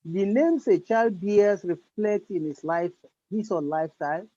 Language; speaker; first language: English; non-native, local second language; Yoruba